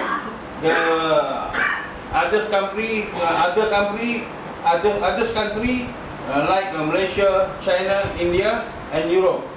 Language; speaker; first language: English; non-native, learner; Malay